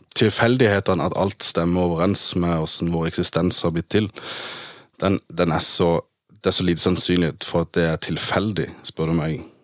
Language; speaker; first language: Norwegian; early bilingual, other home language; German